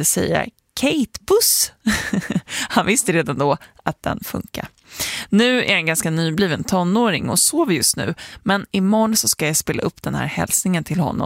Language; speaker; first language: Swedish; native; Swedish